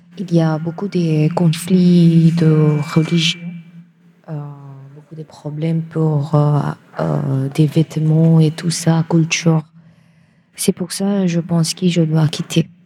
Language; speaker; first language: French; non-native, learner; Bangla